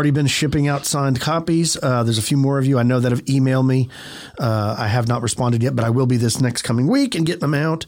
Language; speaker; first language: English; native; English